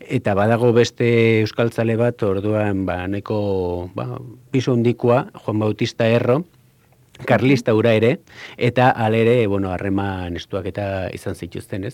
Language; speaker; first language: Basque; native; Basque